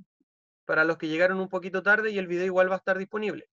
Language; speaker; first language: Spanish; native; Spanish